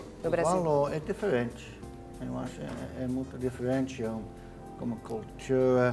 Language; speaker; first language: Portuguese; non-native, fluent; English